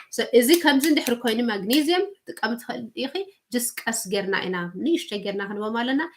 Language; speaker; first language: Tigrinya; early bilingual, heritage; Tigrinya